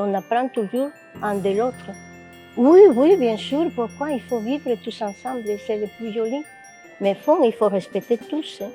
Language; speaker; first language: French; non-native, fluent; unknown